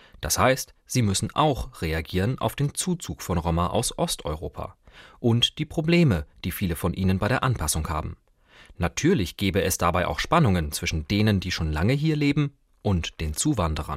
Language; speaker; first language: German; native; German